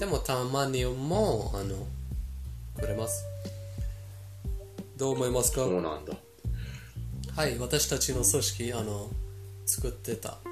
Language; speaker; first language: Japanese; non-native, fluent; Persian